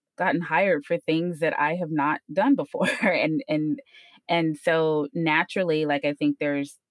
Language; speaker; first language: English; native; English